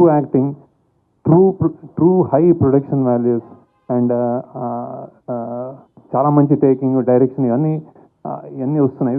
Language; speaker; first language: Telugu; native; Telugu